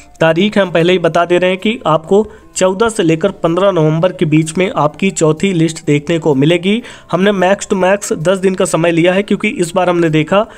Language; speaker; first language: Hindi; native; Hindi